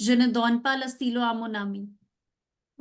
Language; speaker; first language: French; non-native, fluent; Hindi